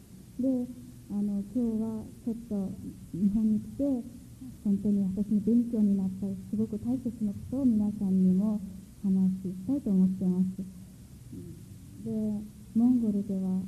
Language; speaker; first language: Japanese; non-native, fluent; Mongolian